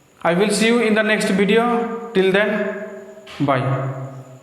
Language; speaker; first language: English; non-native, local second language; Bangla